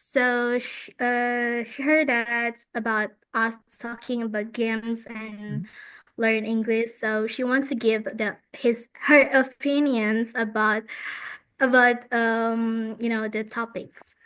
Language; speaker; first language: English; non-native, fluent; Indonesian